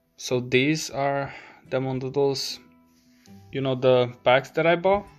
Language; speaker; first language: English; non-native, fluent; Romanian